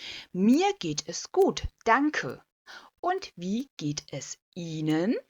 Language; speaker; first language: German; non-native, fluent; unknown